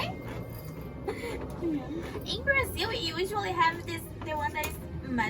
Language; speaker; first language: English; non-native, learner; Portuguese